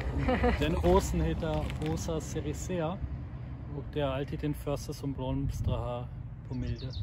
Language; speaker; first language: Norwegian; non-native, fluent; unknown